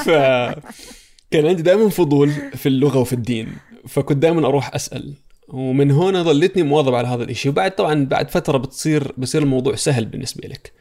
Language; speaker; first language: Arabic; native; Arabic